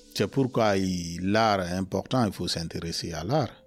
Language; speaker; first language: French; non-native, local second language; Mandingo